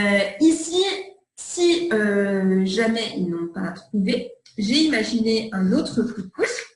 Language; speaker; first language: French; native; French